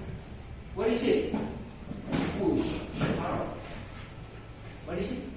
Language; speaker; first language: English; non-native, learner; Indonesian